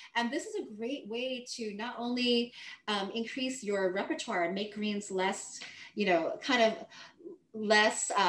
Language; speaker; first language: English; native; English